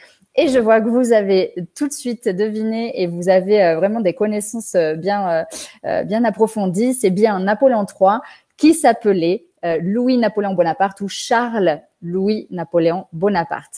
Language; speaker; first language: French; native; French